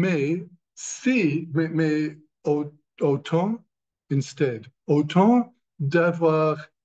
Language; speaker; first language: French; non-native, learner; English